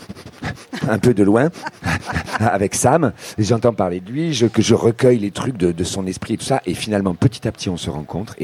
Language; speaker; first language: French; native; French